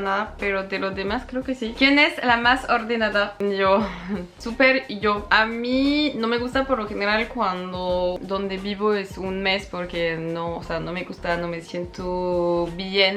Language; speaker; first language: Spanish; non-native, fluent; French